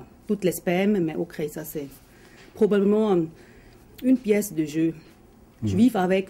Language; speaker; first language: French; non-native, local second language; German